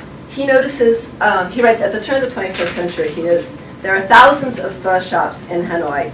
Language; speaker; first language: English; native; English